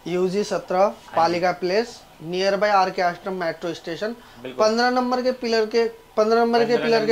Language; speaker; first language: Hindi; native; Hindi